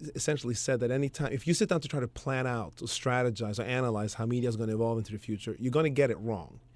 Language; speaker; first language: English; early bilingual, other home language; Swedish